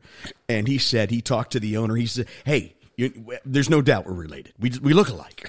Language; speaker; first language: English; native; English